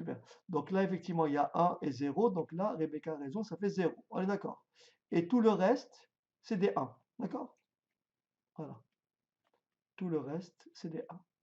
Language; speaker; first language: French; native; French